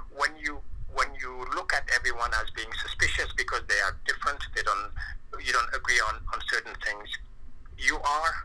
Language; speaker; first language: English; non-native, fluent; French